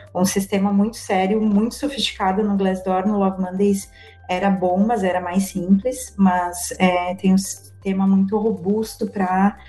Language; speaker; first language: Portuguese; native; Portuguese